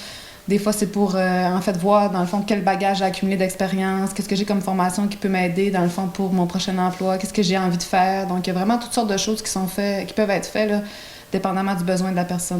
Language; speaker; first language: French; native; French